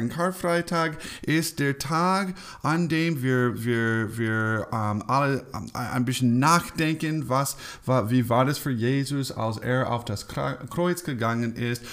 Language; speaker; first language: German; non-native, fluent; English